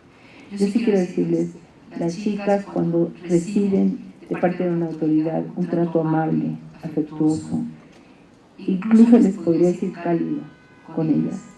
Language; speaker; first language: Spanish; native; Spanish